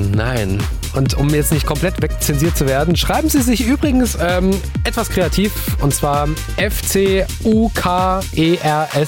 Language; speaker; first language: German; native; German